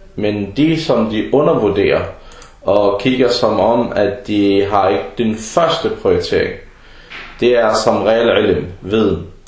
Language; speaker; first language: Danish; early bilingual, other home language; Arabic